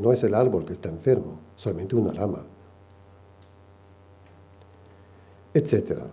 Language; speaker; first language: Spanish; non-native, fluent; French